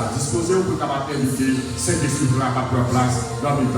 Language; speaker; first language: French; non-native, local second language; Haitian Creole